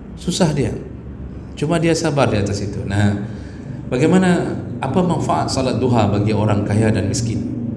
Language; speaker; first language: Malay; non-native, local second language; Achinese